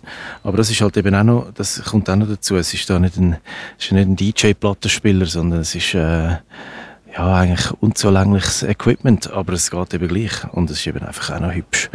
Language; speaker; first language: German; native; German